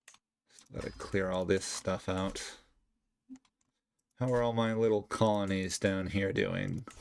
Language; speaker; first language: English; native; English